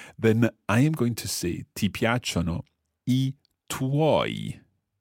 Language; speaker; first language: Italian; non-native, fluent; English